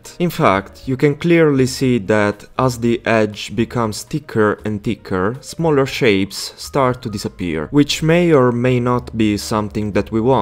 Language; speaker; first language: English; non-native, fluent; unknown